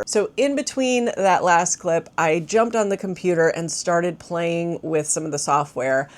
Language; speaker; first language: English; native; English